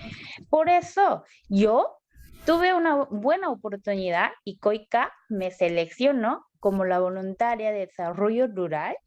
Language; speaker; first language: Spanish; non-native, learner; Korean